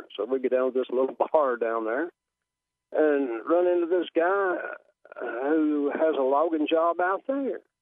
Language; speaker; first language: English; native; English